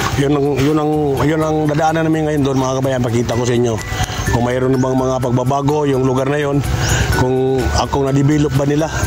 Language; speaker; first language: Filipino; non-native, local second language; Cebuano